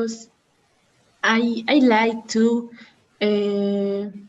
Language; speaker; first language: English; non-native, learner; Spanish